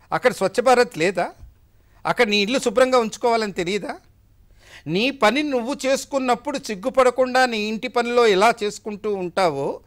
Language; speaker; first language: Telugu; native; Telugu